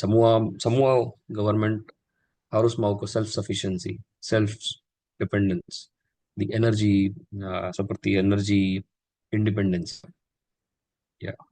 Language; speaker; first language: Indonesian; non-native, learner; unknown